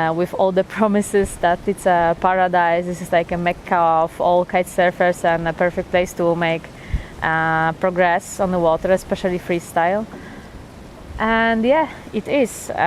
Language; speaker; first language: English; non-native, fluent; Polish